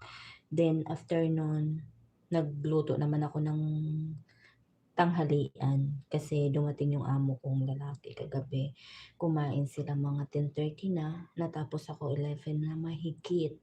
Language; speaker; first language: Filipino; non-native, local second language; Bikol